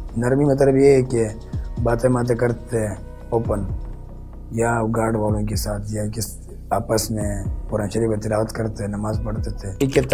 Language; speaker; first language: Urdu; non-native, local second language; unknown